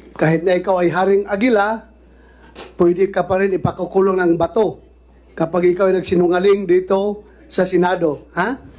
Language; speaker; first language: Filipino; non-native, local second language; Cebuano